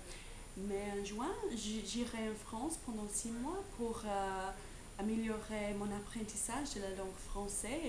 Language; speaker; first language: French; non-native, learner; English